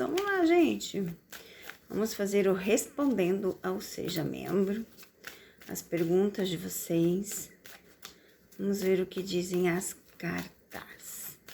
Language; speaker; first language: Portuguese; native; Portuguese